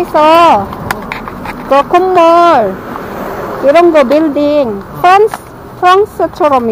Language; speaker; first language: Korean; non-native, learner; Filipino